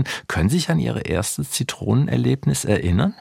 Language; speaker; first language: German; native; German